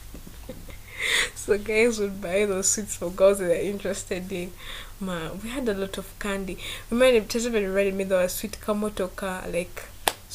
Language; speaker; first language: English; non-native, local second language; Ganda